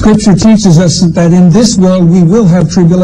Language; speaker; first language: English; native; English